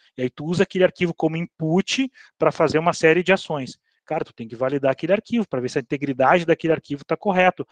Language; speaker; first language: Portuguese; native; Portuguese